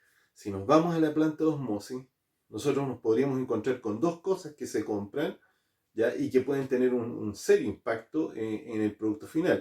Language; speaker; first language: Spanish; native; Spanish